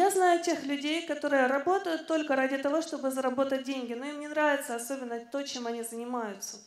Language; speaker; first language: Russian; native; Russian